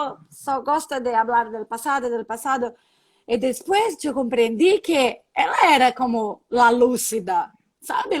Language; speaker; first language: Spanish; non-native, learner; Portuguese